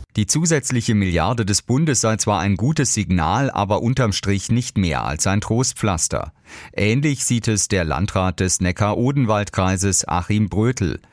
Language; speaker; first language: German; native; German